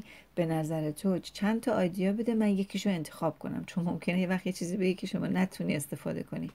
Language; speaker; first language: Persian; native; Persian